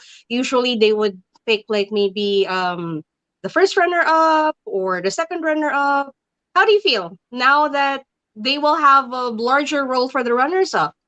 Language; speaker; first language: English; non-native, local second language; Filipino